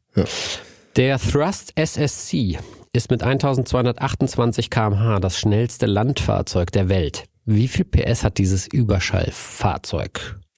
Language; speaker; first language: German; native; German